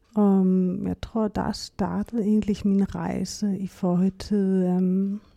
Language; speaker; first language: Danish; non-native, fluent; German